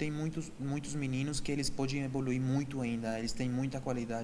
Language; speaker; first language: Portuguese; non-native, fluent; Spanish